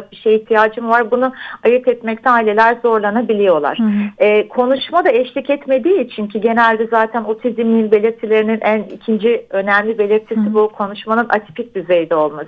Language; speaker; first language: Turkish; native; Turkish